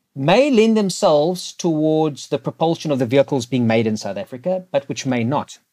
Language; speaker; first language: English; native; English